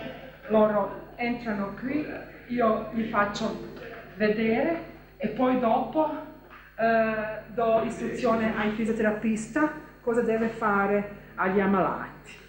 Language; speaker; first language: Italian; non-native, fluent; Bosnian